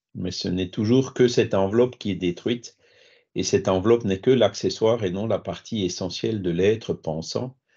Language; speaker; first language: French; native; French